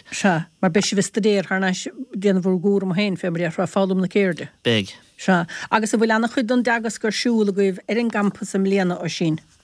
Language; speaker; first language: Irish; native; Irish